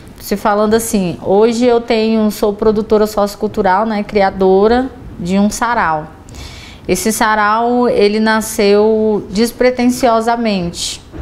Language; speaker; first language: Portuguese; native; Portuguese